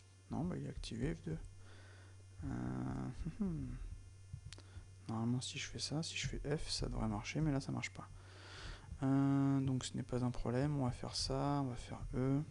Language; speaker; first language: French; native; French